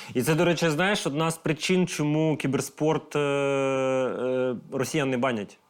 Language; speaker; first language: Ukrainian; non-native, local second language; Russian